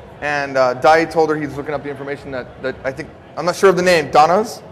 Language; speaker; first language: English; native; English